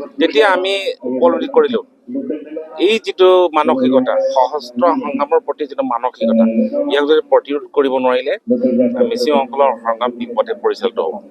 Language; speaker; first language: Assamese; non-native, local second language; Mising